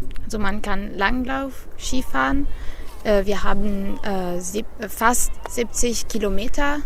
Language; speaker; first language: German; non-native, fluent; Italian